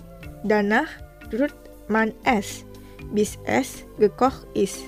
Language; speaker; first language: German; non-native, fluent; Indonesian